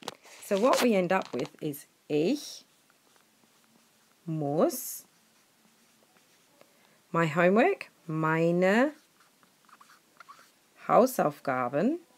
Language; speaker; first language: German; non-native, fluent; English